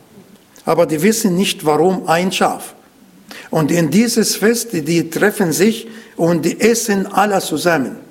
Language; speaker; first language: German; non-native, learner; Arabic